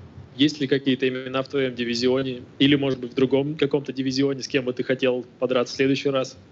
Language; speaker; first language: Russian; native; Russian